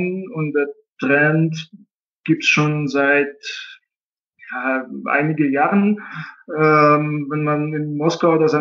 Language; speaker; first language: German; non-native, fluent; Russian